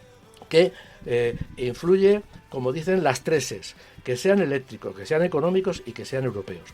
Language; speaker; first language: Spanish; native; Spanish